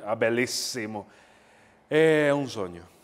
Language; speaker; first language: Italian; non-native, learner; Spanish